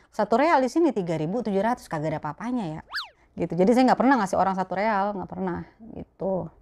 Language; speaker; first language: Indonesian; native; Indonesian